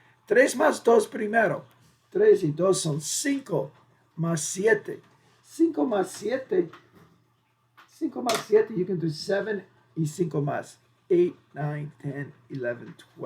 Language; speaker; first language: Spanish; non-native, fluent; English